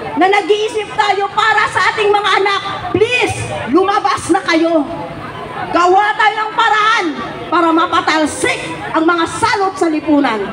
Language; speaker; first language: Filipino; native; Filipino